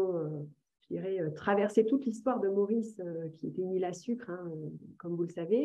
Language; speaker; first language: French; native; French